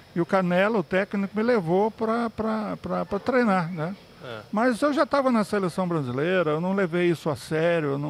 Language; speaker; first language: Portuguese; native; Portuguese